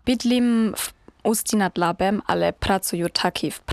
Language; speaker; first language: Czech; non-native, learner; German